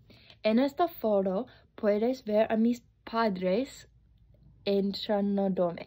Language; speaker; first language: Spanish; non-native, learner; English